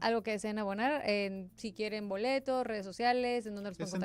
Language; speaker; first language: Spanish; native; Spanish